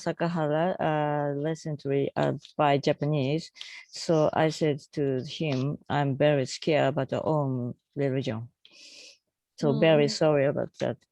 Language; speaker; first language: English; non-native, learner; Japanese